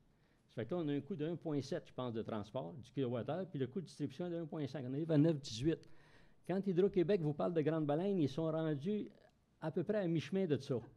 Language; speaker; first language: French; native; French